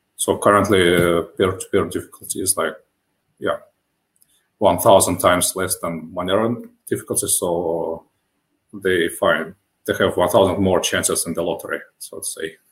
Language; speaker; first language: English; non-native, fluent; Russian